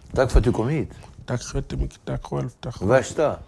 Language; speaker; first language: Swedish; non-native, fluent; Arabic